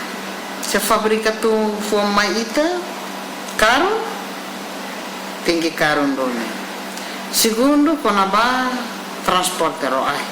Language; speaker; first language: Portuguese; non-native, local second language; Tetum